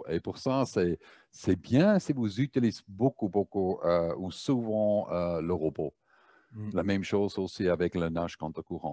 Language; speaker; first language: French; non-native, fluent; German